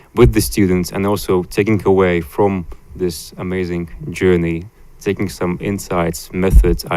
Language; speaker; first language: English; non-native, fluent; Latvian